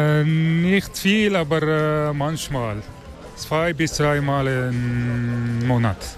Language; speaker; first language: German; non-native, learner; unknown